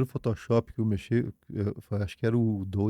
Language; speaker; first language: Portuguese; native; Portuguese